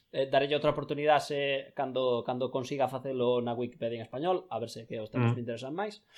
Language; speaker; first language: Galician; non-native, local second language; Spanish